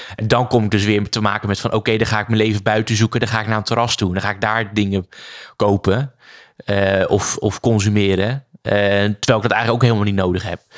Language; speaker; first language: Dutch; native; Dutch